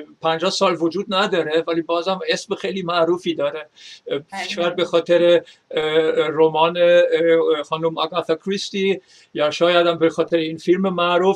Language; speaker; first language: Persian; non-native, fluent; German